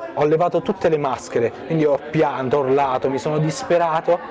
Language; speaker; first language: Italian; native; Italian